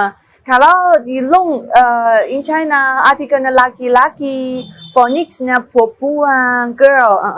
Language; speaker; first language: Indonesian; non-native, learner; Chinese